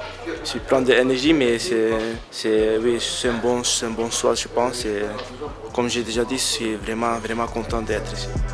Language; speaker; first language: French; non-native, learner; Dutch